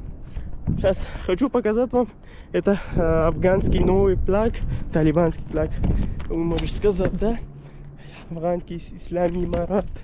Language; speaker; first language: Russian; non-native, learner; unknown